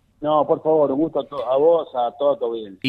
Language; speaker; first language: Spanish; native; Spanish